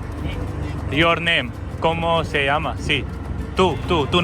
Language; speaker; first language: Spanish; non-native, learner; Hindi